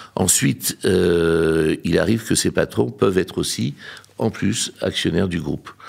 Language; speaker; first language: French; native; French